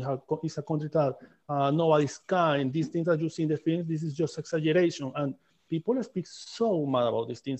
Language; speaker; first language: English; non-native, fluent; Spanish